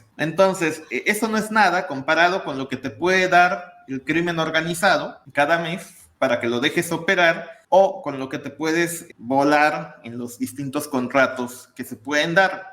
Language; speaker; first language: Spanish; native; Spanish